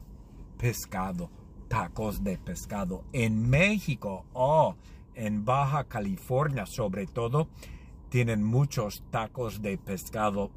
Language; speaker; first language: Spanish; non-native, learner; English